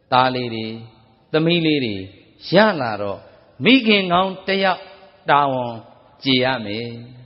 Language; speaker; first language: Burmese; native; Burmese